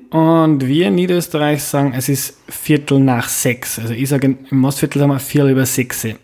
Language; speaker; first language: German; native; German